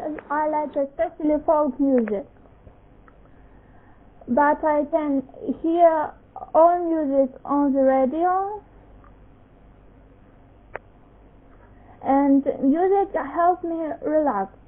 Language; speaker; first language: English; non-native, learner; Russian